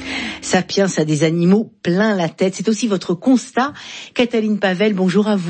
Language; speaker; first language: French; native; French